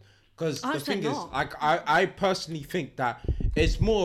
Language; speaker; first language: English; native; English